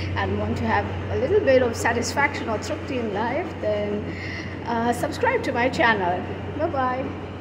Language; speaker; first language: English; non-native, local second language; Marathi